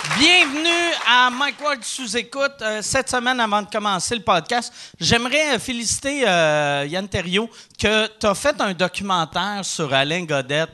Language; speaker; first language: French; native; French